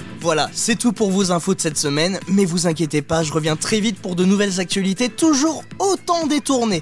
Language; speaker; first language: French; native; French